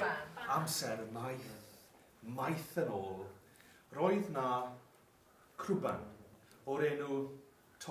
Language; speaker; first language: Welsh; non-native, learner; English